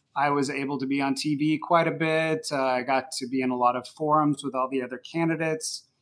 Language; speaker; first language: English; native; English